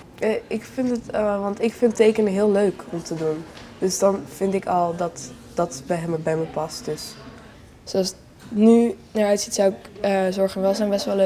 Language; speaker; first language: Dutch; native; Dutch